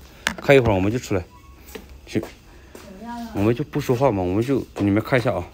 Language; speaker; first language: Chinese; native; Chinese